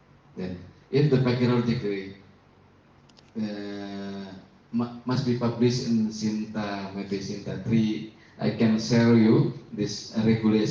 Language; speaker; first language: English; non-native, learner; Indonesian